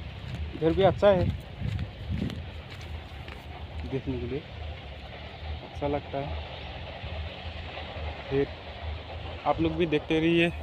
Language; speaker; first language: Hindi; non-native, local second language; Assamese